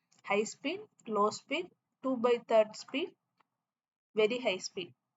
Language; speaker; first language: English; non-native, local second language; Tamil